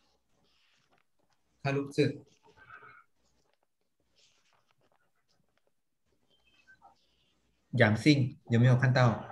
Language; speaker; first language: Chinese; non-native, fluent; Thai